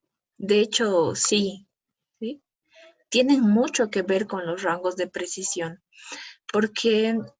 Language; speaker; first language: Spanish; native; Spanish